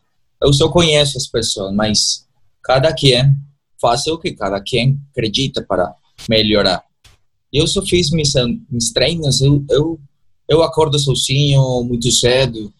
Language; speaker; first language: Portuguese; non-native, learner; Spanish